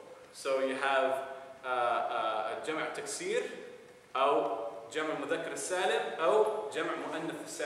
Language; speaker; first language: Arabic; non-native, fluent; English